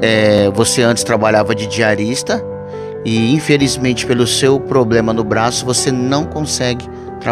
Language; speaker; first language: Portuguese; native; Portuguese